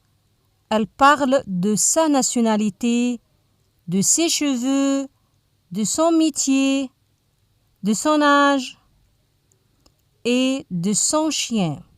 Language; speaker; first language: French; non-native, fluent; Arabic